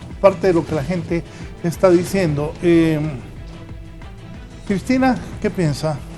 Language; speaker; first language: Spanish; native; Spanish